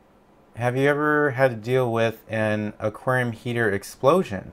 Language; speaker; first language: English; native; English